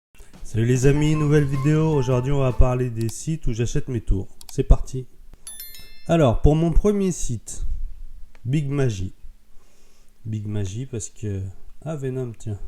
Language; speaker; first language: French; native; French